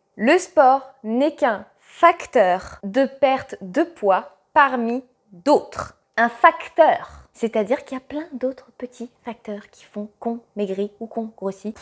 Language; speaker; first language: French; native; French